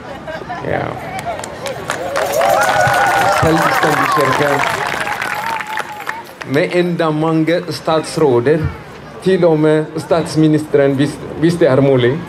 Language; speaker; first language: Norwegian; non-native, fluent; Amharic